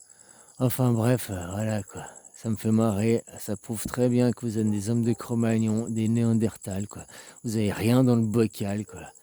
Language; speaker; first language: French; native; French